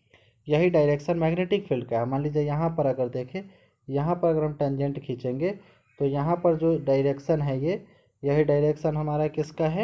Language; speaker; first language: Hindi; native; Hindi